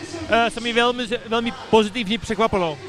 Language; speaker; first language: Czech; early bilingual, heritage; Czech